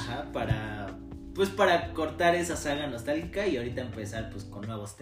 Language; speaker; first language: Spanish; native; Spanish